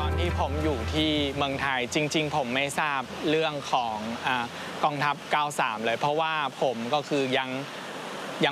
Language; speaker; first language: Thai; non-native, fluent; Chinese